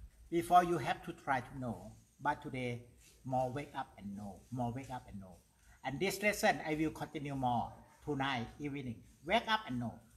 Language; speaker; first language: English; non-native, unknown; Thai